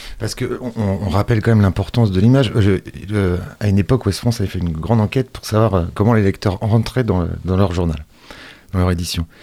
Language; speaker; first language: French; native; French